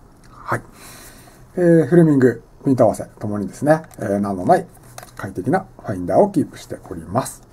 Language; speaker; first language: Japanese; native; Japanese